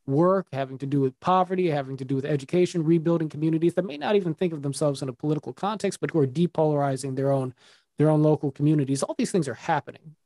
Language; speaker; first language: English; native; English